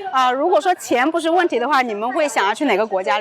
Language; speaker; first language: Chinese; native; Chinese